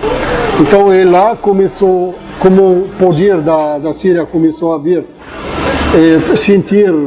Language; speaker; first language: Portuguese; non-native, fluent; Arabic